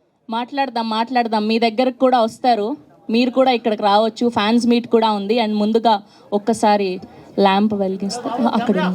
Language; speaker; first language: Telugu; native; Telugu